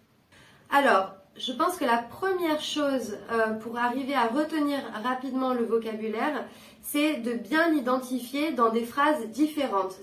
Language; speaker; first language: French; native; French